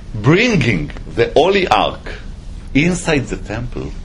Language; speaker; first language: English; non-native, fluent; Hebrew